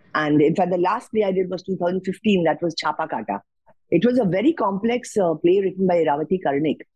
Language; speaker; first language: English; non-native, local second language; Marathi